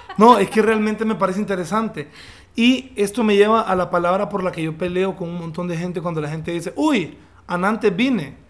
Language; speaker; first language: Spanish; native; Spanish